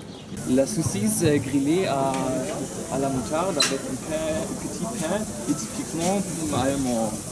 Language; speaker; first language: French; non-native, learner; German